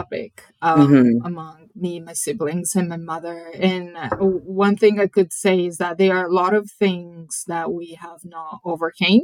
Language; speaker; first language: English; non-native, fluent; Japanese